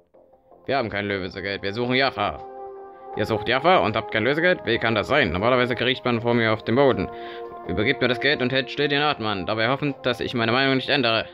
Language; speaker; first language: German; native; German